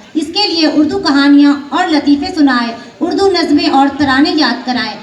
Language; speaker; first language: Urdu; native; Urdu